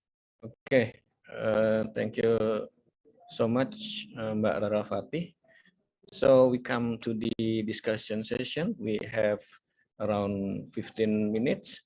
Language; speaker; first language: English; non-native, fluent; Indonesian